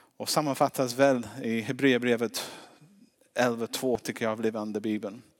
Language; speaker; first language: Swedish; non-native, fluent; English